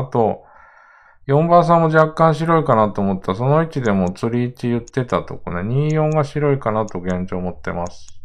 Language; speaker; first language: Japanese; native; Japanese